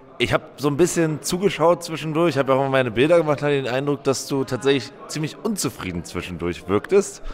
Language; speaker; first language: German; native; German